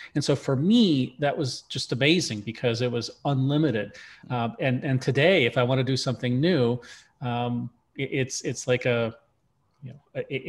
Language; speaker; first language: English; early bilingual, other home language; Russian